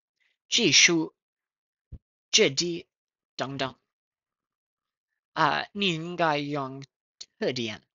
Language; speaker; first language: Chinese; non-native, learner; English